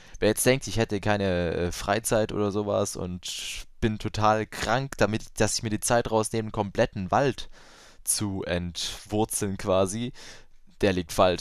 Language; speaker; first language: German; native; German